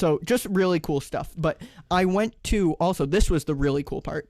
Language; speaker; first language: English; native; English